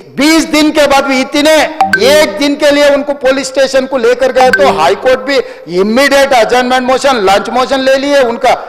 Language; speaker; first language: Hindi; non-native, local second language; Telugu